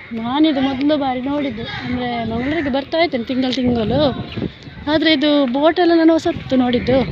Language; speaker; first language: Kannada; non-native, local second language; Tulu